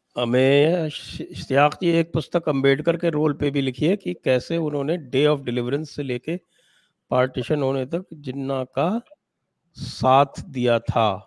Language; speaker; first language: Hindi; native; Hindi